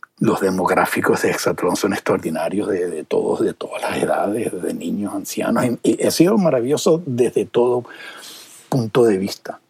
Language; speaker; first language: Spanish; native; Spanish